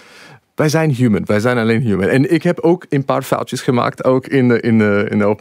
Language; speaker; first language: Dutch; non-native, fluent; English